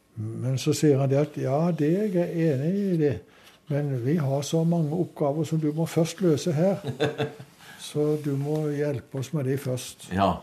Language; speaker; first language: Norwegian; native; Norwegian